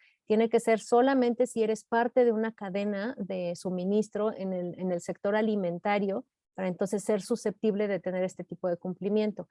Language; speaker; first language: Spanish; native; Spanish